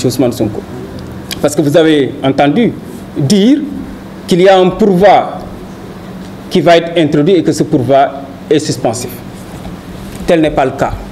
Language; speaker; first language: French; non-native, local second language; Wolof